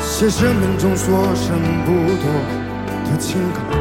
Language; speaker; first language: Chinese; native; Chinese